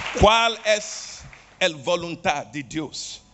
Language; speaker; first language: Spanish; non-native, learner; Portuguese